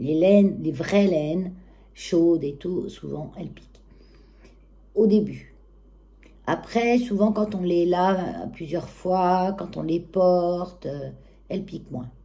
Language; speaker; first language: French; native; French